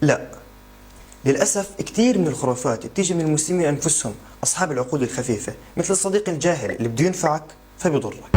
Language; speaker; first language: Arabic; native; Arabic